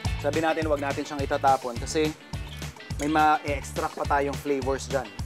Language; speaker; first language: Filipino; non-native, local second language; Iloko